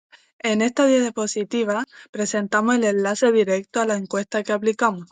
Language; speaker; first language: Spanish; native; Spanish